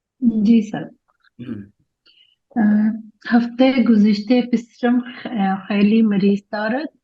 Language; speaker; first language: Persian; non-native, learner; Urdu